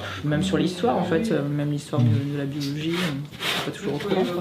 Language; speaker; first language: French; native; French